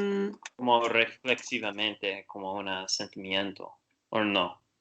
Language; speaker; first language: Spanish; non-native, learner; Portuguese